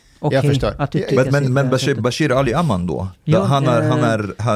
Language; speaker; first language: Swedish; early bilingual, other home language; Arabic